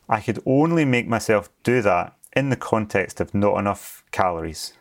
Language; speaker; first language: English; native; English